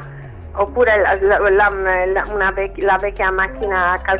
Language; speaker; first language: Italian; native; Italian